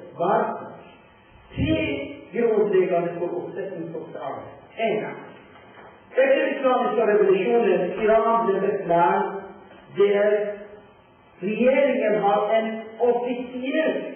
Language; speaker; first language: Swedish; non-native, fluent; Persian